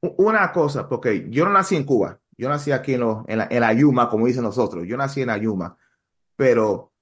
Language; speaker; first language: Spanish; early bilingual, heritage; Spanish